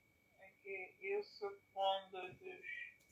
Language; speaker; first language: French; non-native, learner; English